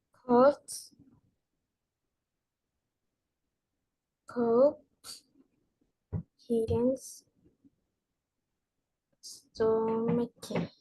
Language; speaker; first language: English; non-native, learner; Indonesian